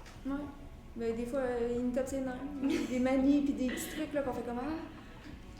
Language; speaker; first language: French; native; French